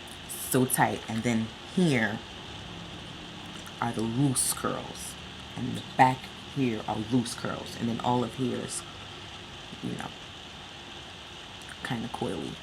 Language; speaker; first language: English; native; English